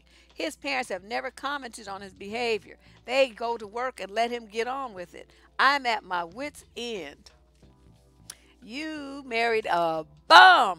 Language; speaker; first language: English; native; English